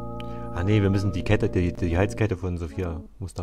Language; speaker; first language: German; native; German